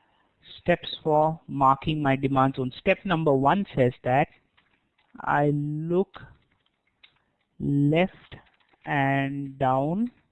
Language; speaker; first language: English; non-native, local second language; Hindi